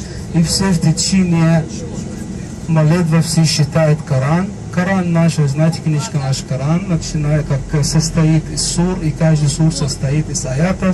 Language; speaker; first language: Russian; non-native, fluent; Arabic